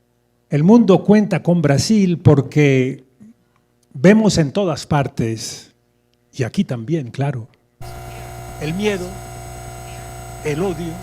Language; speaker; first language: Spanish; non-native, fluent; French